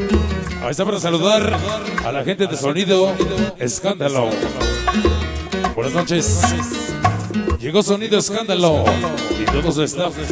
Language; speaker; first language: Spanish; native; Spanish